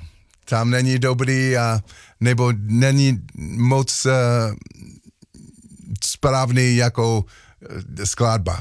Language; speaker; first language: Czech; non-native, learner; English